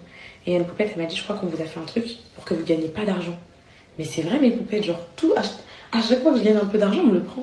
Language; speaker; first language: French; native; French